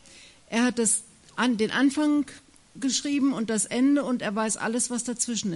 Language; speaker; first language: German; native; German